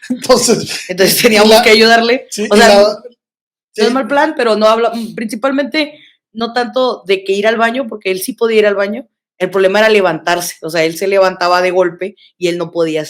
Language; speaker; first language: Spanish; native; Spanish